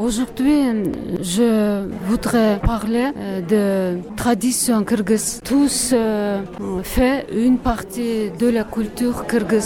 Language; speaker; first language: French; non-native, learner; Kyrgyz